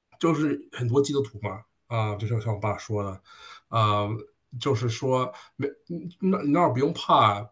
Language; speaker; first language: Chinese; early bilingual, heritage; Chinese